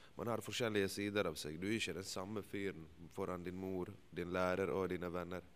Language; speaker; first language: Norwegian; early bilingual, other home language; Bosnian